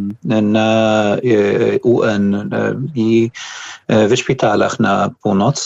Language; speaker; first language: Polish; non-native, learner; Arabic